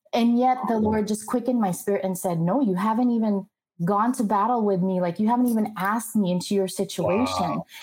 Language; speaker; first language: English; non-native, local second language; Filipino